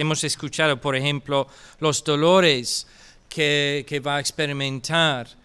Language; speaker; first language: Spanish; non-native, fluent; English